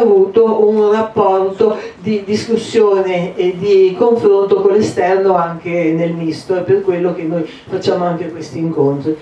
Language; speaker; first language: Italian; native; Italian